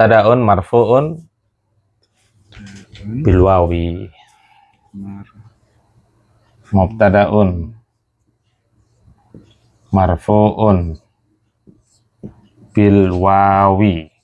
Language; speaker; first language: Arabic; non-native, fluent; Indonesian